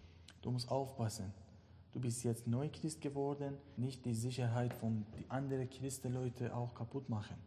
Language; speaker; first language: German; non-native, learner; Persian